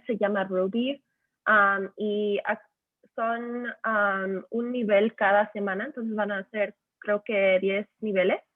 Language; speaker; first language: Spanish; early bilingual, heritage; Spanish